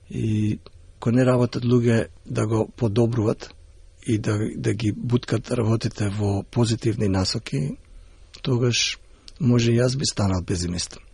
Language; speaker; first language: Macedonian; early bilingual, heritage; Macedonian